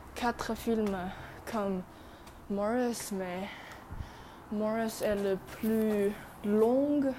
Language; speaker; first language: French; non-native, learner; Chinese